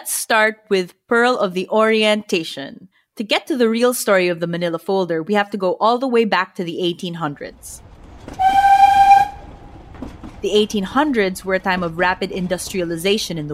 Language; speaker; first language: English; non-native, local second language; Filipino